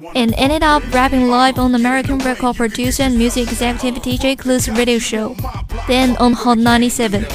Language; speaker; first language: English; non-native, fluent; Chinese